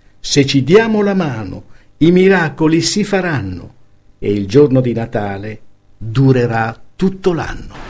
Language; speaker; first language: Italian; native; Italian